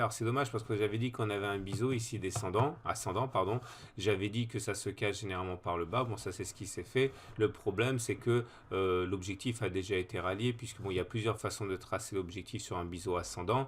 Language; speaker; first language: French; native; French